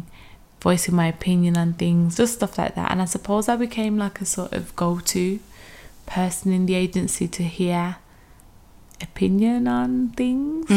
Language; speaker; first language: English; native; English